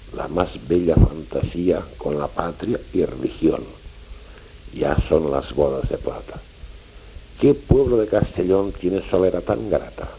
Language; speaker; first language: Spanish; non-native, local second language; Catalan